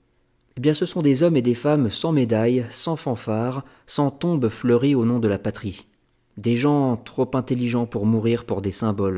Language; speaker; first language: French; native; French